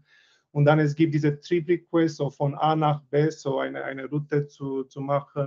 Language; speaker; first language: German; non-native, learner; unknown